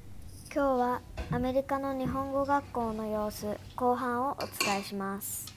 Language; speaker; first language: Japanese; early bilingual, heritage; Japanese